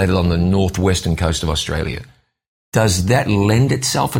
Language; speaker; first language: English; native; English